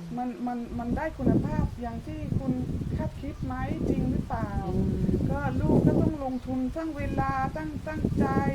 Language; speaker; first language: Thai; non-native, fluent; Dutch